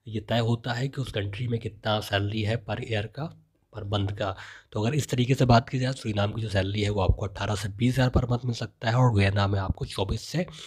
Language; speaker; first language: Hindi; native; Hindi